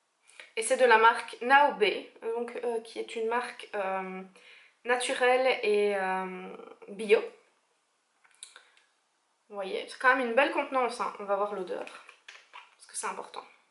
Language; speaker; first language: French; native; French